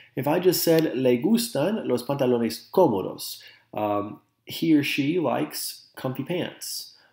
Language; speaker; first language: English; native; English